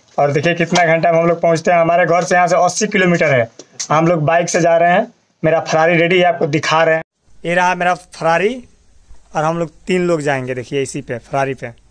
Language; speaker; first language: Hindi; non-native, local second language; Bhojpuri